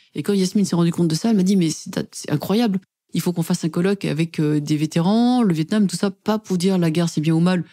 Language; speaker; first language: French; native; French